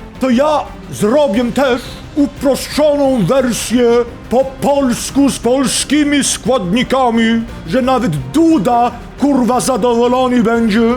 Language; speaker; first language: Polish; non-native, fluent; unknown